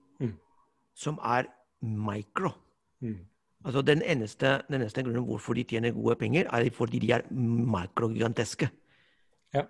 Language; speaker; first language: Norwegian; non-native, fluent; Spanish